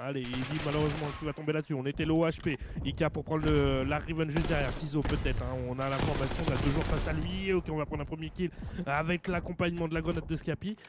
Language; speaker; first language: French; native; French